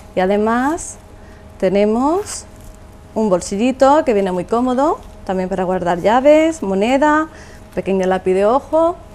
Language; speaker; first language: Spanish; native; Spanish